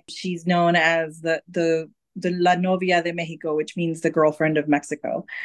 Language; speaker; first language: English; native; English